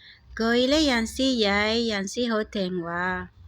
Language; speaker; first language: Cantonese; non-native, learner; Indonesian